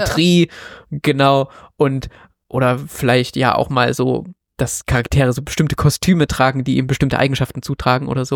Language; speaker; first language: German; native; German